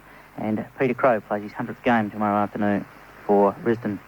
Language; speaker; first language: English; native; English